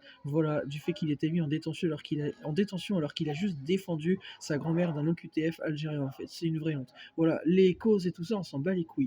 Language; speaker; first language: French; native; French